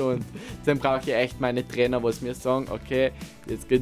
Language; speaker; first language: German; non-native, local second language; Italian